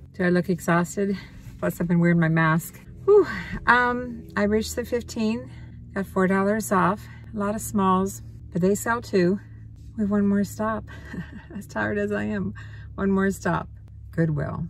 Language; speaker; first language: English; native; English